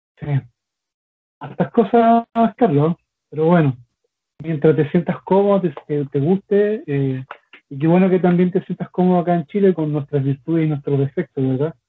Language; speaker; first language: Spanish; native; Spanish